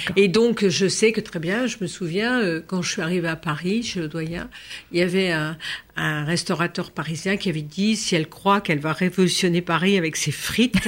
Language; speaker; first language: French; native; French